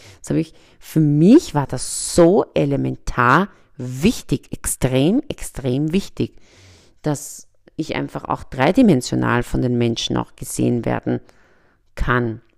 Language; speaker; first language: German; early bilingual, other home language; Persian